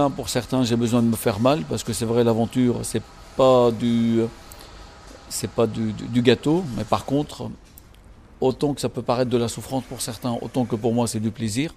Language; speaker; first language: French; non-native, local second language; Arabic